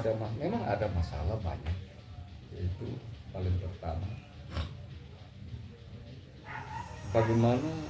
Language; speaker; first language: Indonesian; non-native, local second language; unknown